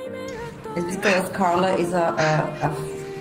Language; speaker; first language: English; non-native, fluent; Portuguese